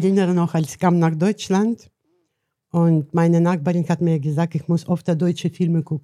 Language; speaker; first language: German; non-native, learner; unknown